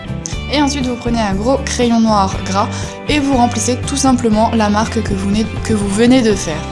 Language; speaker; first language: French; native; French